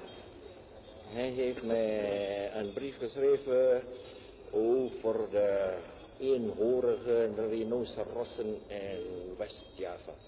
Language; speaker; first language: Dutch; non-native, fluent; Indonesian